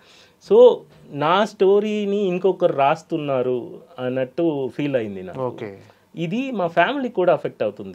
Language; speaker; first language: Telugu; non-native, local second language; Tamil